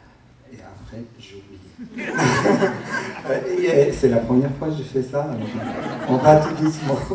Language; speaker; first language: French; non-native, fluent; Arabic